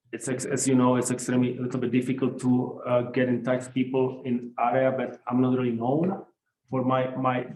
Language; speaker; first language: English; non-native, fluent; Czech